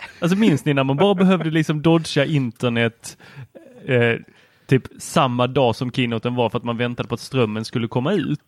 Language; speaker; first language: Swedish; native; Swedish